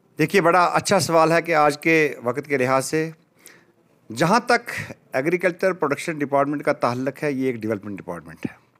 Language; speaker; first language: Urdu; non-native, local second language; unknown